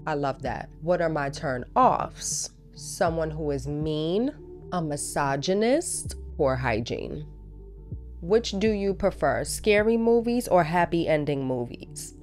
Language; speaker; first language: English; native; English